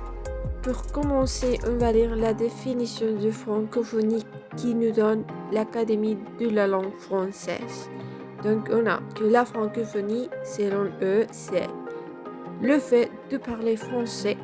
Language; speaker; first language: French; non-native, fluent; Spanish